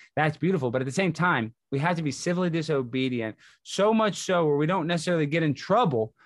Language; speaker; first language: English; native; English